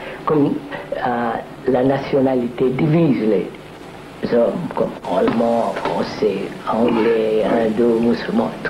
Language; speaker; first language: French; non-native, fluent; Telugu